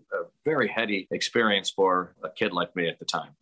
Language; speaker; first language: English; native; English